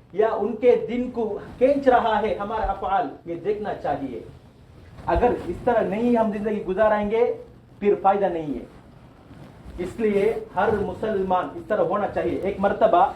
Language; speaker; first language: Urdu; non-native, local second language; Tamil